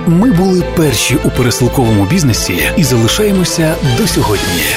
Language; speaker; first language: Ukrainian; native; Ukrainian